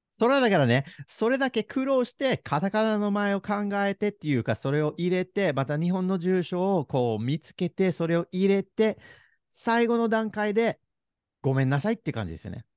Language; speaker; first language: Japanese; non-native, fluent; English